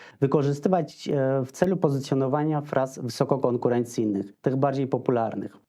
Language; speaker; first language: Polish; non-native, fluent; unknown